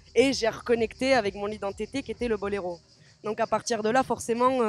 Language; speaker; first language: French; native; French